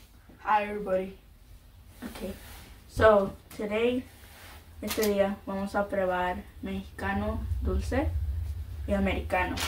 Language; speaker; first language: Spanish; early bilingual, heritage; Spanish